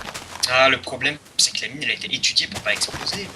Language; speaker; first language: French; native; French